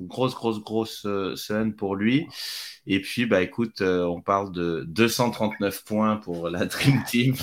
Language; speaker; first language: French; native; French